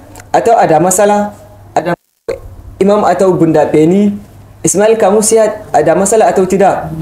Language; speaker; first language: Indonesian; non-native, learner; Hausa